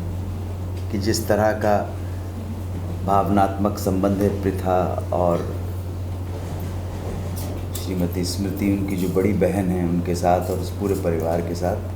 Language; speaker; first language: Hindi; native; Hindi